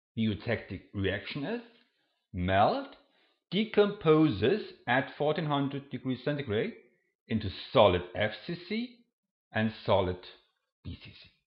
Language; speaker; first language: English; non-native, fluent; German